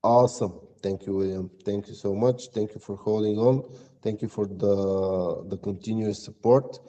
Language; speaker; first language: English; non-native, fluent; Bulgarian